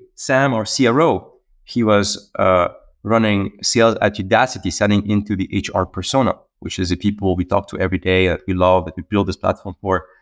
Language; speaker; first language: English; non-native, fluent; Arabic